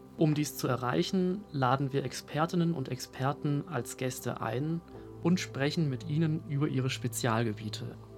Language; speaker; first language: German; native; German